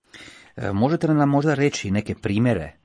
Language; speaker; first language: Croatian; native; Croatian